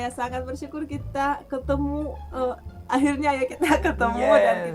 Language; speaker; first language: Indonesian; non-native, fluent; Russian